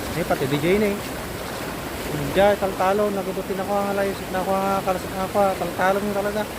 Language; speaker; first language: Filipino; non-native, local second language; Iloko